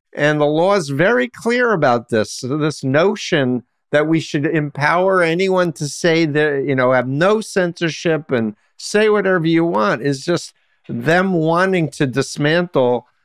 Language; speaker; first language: English; native; English